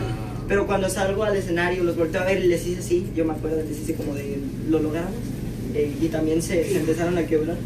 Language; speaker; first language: Spanish; native; Spanish